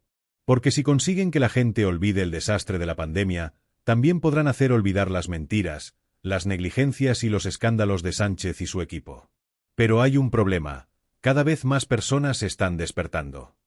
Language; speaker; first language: Spanish; native; Spanish